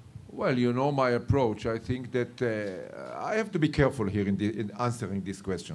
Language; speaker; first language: English; non-native, fluent; Hebrew